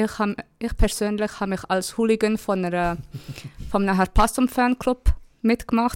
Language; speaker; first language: German; native; German